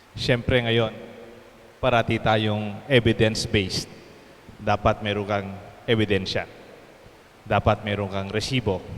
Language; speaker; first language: Filipino; non-native, local second language; Pampanga